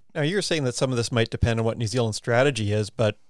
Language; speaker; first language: English; native; English